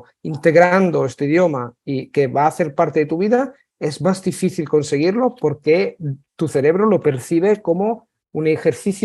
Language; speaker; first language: Spanish; non-native, fluent; Italian